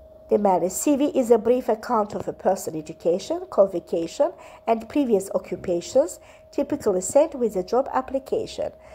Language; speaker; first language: English; non-native, fluent; Azerbaijani